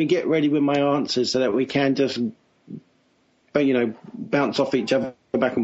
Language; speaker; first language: English; native; English